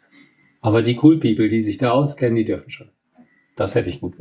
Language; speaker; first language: German; native; German